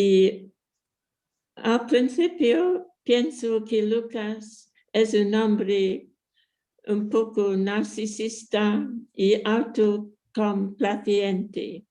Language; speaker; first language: Spanish; non-native, fluent; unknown